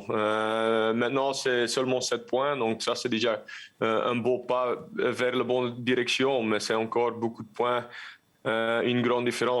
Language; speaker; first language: French; non-native, local second language; Dutch